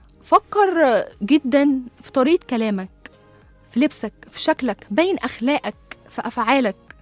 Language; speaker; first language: Arabic; native; Arabic